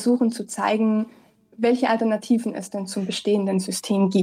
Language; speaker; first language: German; native; German